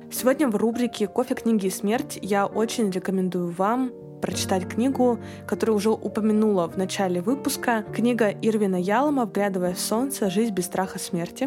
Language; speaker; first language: Russian; native; Russian